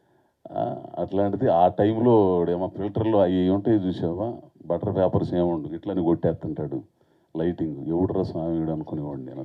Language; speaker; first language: Telugu; native; Telugu